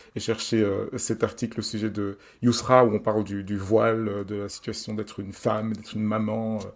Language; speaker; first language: French; native; French